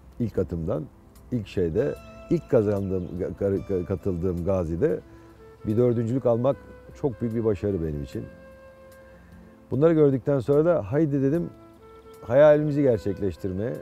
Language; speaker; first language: Turkish; native; Turkish